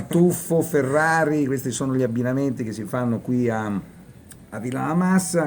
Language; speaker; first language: Italian; native; Italian